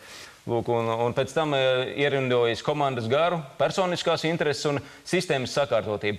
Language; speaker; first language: Latvian; native; Latvian